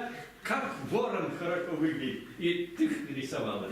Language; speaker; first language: Russian; native; Russian